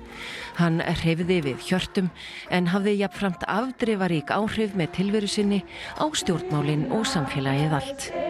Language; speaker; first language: Icelandic; native; Icelandic